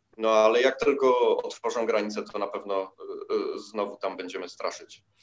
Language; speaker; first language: Polish; native; Polish